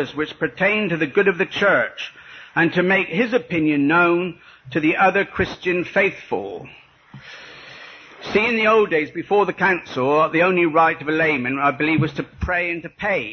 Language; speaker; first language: English; native; English